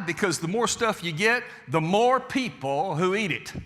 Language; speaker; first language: English; native; English